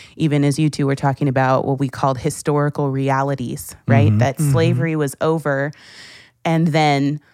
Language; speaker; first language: English; native; English